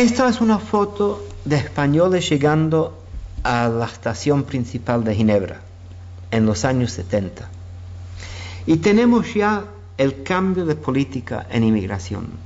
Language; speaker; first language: Spanish; non-native, fluent; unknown